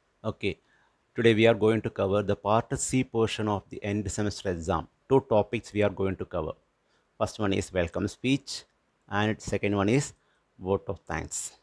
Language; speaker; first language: English; non-native, local second language; Malayalam